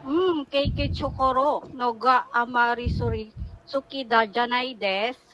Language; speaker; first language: Japanese; non-native, learner; Filipino